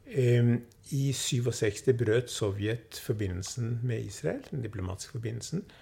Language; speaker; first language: Norwegian; early bilingual, other home language; Swedish